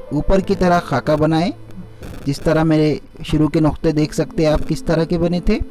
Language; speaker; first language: Urdu; native; Urdu